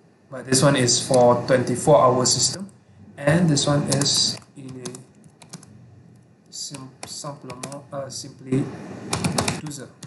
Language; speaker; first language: English; non-native, local second language; Malay